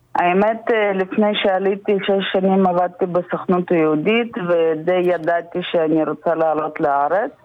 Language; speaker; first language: Hebrew; non-native, fluent; Russian